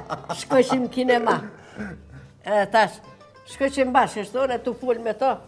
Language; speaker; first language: Albanian; native; Albanian